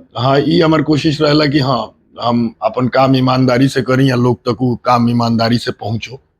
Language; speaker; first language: Bhojpuri; early bilingual, heritage; Bhojpuri